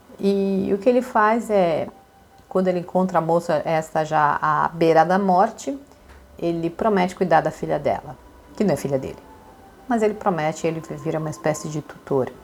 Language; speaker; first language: Portuguese; native; Portuguese